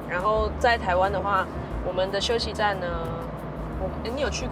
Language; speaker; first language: Chinese; native; Chinese